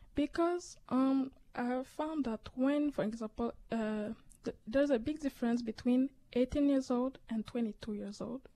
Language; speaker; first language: English; native; English